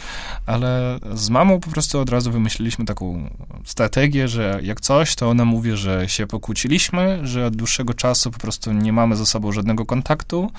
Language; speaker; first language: Polish; non-native, fluent; Russian